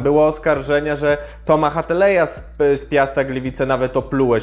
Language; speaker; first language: Polish; native; Polish